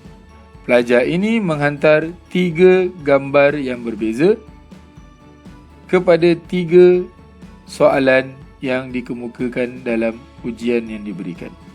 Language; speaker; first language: Malay; native; Malay